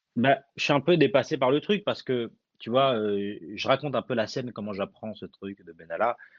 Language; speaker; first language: French; early bilingual, other home language; Arabic